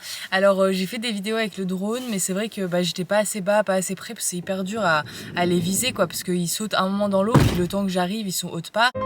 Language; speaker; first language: French; native; French